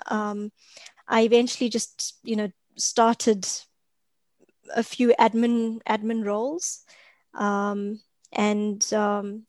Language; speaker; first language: English; native; English